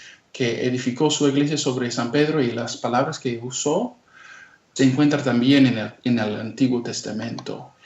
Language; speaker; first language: Spanish; non-native, fluent; English